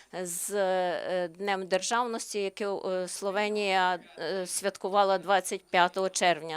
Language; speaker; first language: Ukrainian; non-native, learner; Slovenian